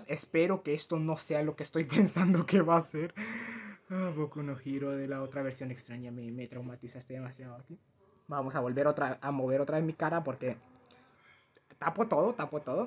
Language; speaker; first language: Spanish; native; Spanish